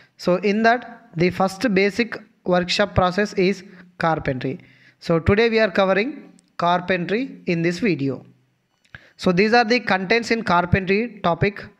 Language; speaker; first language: English; non-native, local second language; Telugu